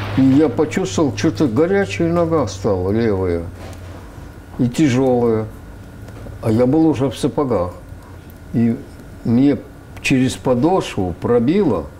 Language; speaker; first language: Russian; native; Russian